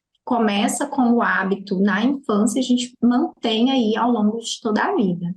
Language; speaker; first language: Portuguese; native; Portuguese